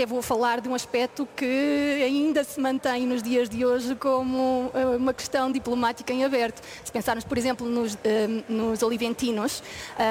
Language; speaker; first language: Portuguese; native; Portuguese